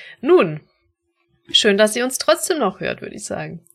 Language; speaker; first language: German; native; German